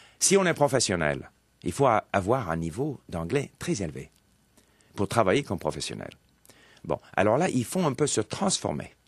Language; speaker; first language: French; non-native, local second language; English